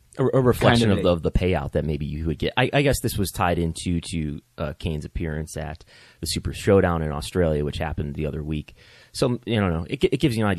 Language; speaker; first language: English; native; English